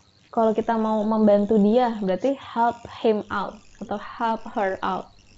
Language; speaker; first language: English; non-native, fluent; Indonesian